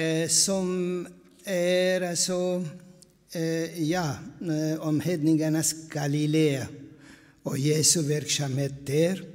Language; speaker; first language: Swedish; non-native, fluent; Aramaic